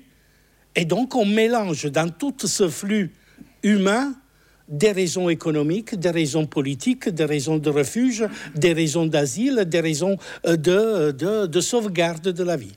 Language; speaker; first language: French; non-native, fluent; Italian